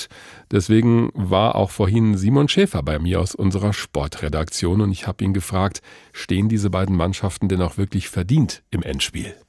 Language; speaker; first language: German; native; German